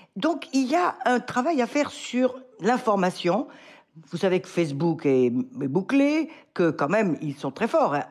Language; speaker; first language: French; native; French